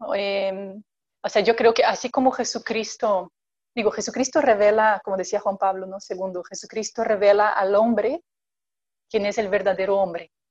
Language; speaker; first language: Spanish; non-native, fluent; Portuguese